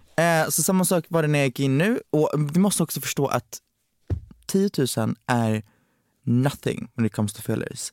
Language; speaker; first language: Swedish; native; Swedish